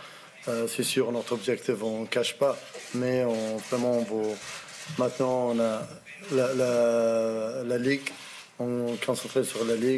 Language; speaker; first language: French; non-native, learner; Arabic